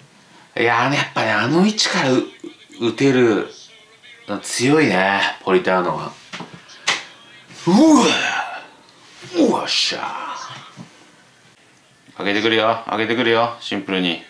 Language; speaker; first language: Japanese; native; Japanese